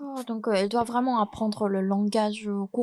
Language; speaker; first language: French; non-native, fluent; Chinese